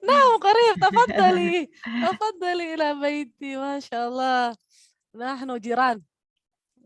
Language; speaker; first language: Arabic; non-native, fluent; Indonesian